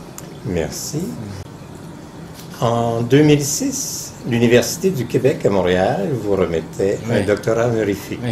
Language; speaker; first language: French; native; French